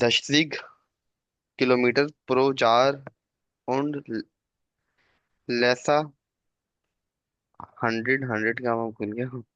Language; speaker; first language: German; non-native, learner; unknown